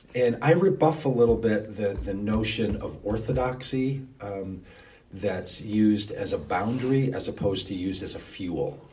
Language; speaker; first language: English; native; English